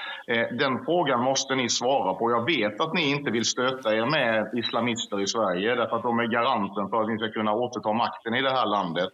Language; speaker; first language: Swedish; native; Swedish